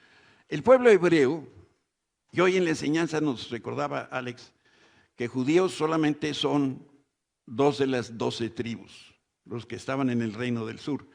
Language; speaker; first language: Spanish; native; Spanish